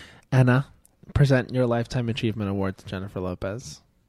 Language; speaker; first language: English; native; English